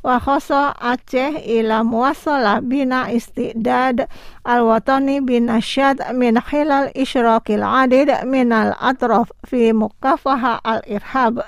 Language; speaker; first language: Arabic; non-native, fluent; Indonesian